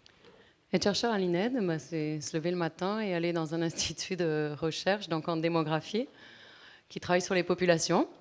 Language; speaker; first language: French; native; French